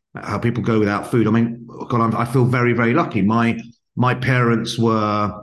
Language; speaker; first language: English; native; English